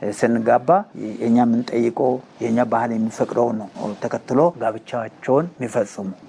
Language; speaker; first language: Amharic; non-native, local second language; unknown